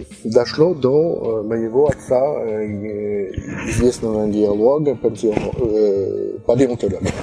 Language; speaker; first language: Russian; early bilingual, heritage; Russian